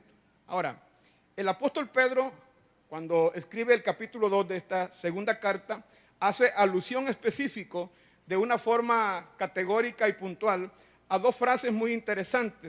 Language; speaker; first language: Spanish; native; Spanish